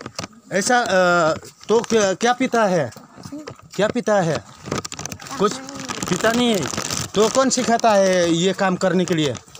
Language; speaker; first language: Hindi; non-native, local second language; Khasi